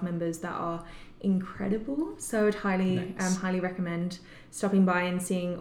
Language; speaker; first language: English; native; English